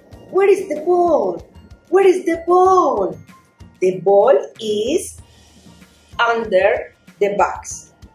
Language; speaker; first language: English; non-native, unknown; Spanish